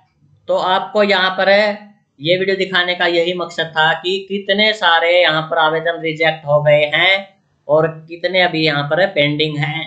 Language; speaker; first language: Hindi; native; Hindi